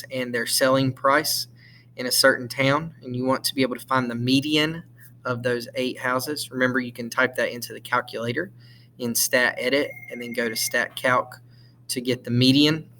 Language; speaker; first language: English; native; English